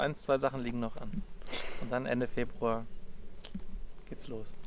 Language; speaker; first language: German; native; German